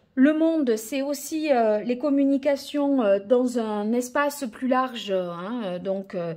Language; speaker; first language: French; native; French